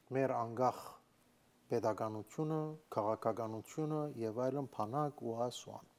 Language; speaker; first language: Armenian; native; Armenian